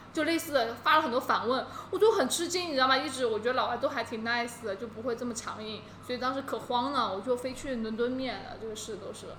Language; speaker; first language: Chinese; native; Chinese